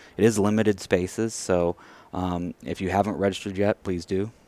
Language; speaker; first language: English; native; English